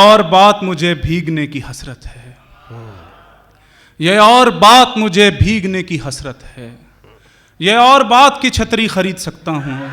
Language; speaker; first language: Hindi; native; Hindi